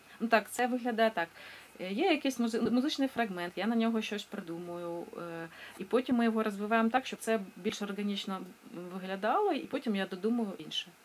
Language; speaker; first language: Ukrainian; non-native, local second language; Russian